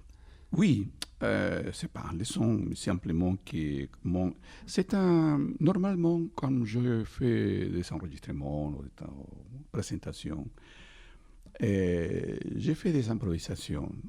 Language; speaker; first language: French; non-native, fluent; Spanish